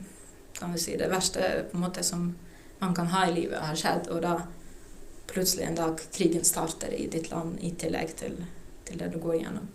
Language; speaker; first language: Norwegian; non-native, fluent; Ukrainian